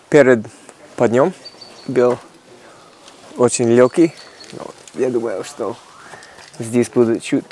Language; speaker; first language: Russian; non-native, learner; English